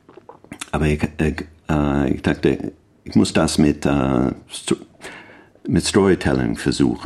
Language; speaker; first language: German; non-native, learner; English